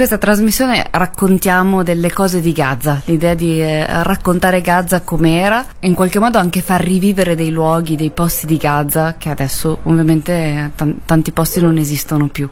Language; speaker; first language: Italian; native; Italian